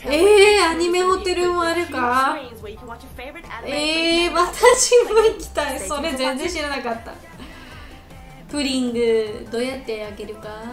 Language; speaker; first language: Japanese; non-native, learner; Georgian